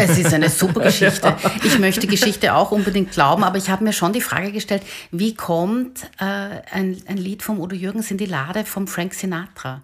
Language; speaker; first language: German; native; German